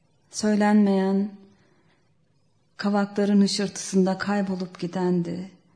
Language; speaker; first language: Turkish; non-native, local second language; Kurdish